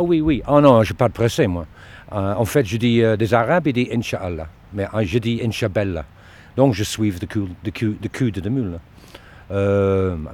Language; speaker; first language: French; non-native, learner; Dutch